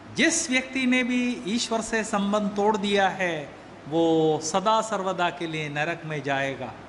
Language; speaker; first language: Hindi; native; Hindi